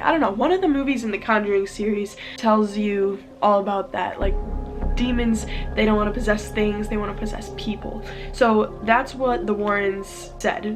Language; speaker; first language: English; native; English